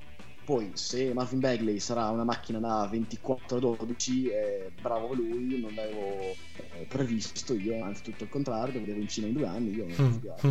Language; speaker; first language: Italian; native; Italian